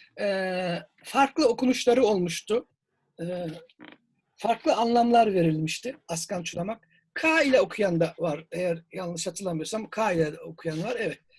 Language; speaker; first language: Turkish; native; Turkish